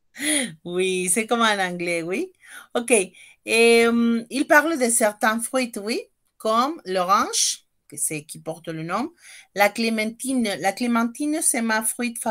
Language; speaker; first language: French; non-native, fluent; Spanish